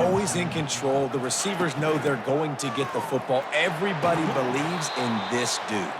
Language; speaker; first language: English; native; English